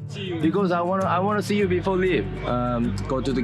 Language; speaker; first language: English; non-native, learner; Korean